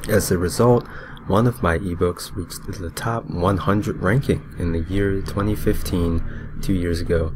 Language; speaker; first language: English; native; English